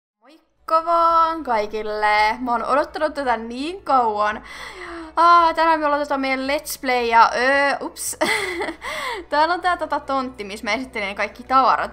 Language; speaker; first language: Finnish; native; Finnish